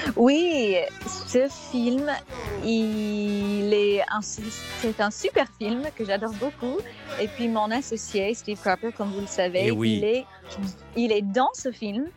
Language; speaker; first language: French; non-native, fluent; English